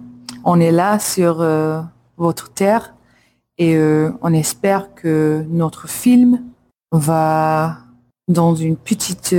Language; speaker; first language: French; non-native, learner; English